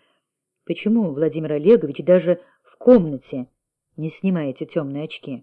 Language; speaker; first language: Russian; native; Russian